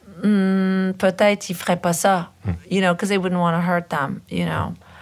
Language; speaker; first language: English; early bilingual, other home language; French